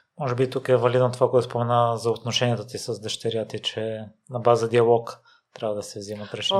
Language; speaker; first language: Bulgarian; native; Bulgarian